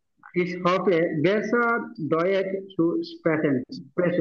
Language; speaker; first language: German; non-native, learner; Bangla